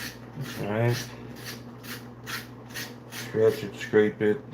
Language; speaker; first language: English; native; English